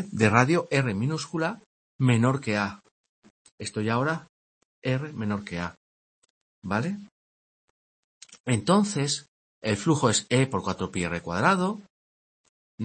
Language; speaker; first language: Spanish; native; Spanish